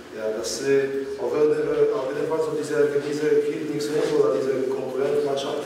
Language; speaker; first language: German; non-native, learner; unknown